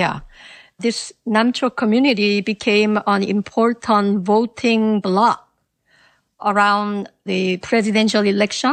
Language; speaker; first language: English; non-native, fluent; Korean